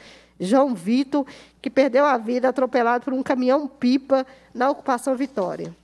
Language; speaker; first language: Portuguese; native; Portuguese